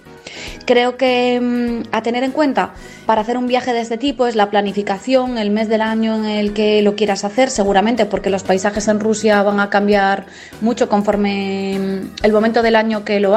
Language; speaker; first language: Spanish; native; Spanish